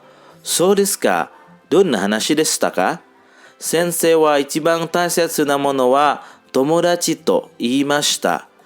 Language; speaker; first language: Japanese; non-native, fluent; Indonesian